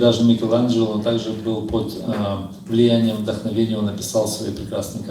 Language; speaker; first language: Russian; native; Russian